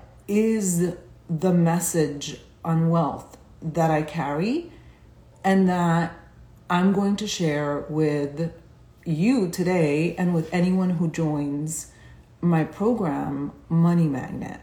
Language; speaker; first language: English; native; English